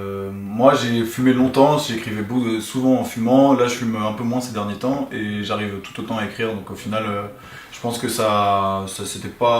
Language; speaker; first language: French; native; French